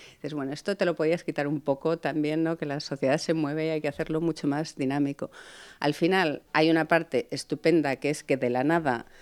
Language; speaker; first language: Spanish; native; Spanish